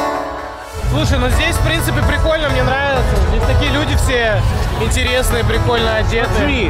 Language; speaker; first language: Russian; native; Russian